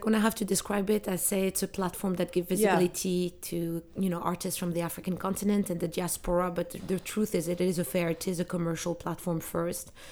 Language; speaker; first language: English; non-native, fluent; Arabic